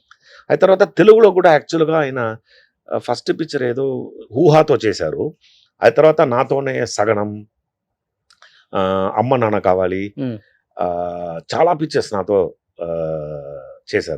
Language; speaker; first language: Telugu; non-native, fluent; Tamil